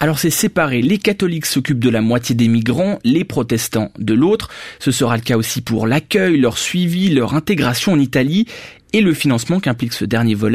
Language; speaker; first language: French; native; French